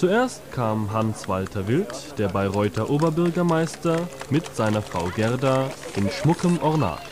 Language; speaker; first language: German; native; German